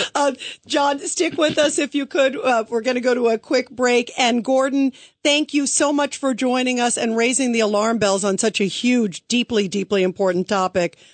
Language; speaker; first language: English; native; English